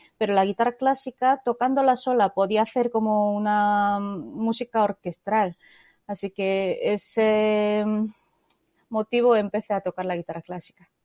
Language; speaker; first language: Spanish; non-native, fluent; Korean